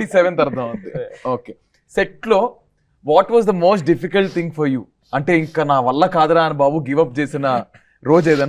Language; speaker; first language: Telugu; native; Telugu